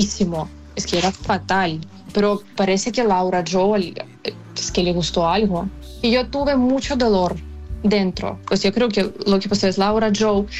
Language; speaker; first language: Spanish; non-native, fluent; Ukrainian